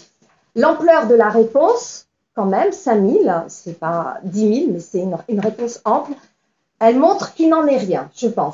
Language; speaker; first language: French; native; French